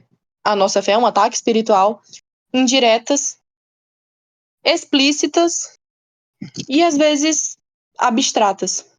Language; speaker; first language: Portuguese; native; Portuguese